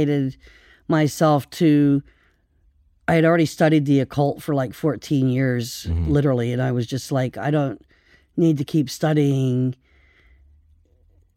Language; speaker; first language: English; native; English